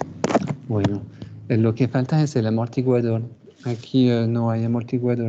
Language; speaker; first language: Spanish; non-native, fluent; French